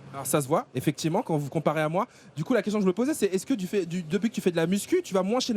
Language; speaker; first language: French; native; French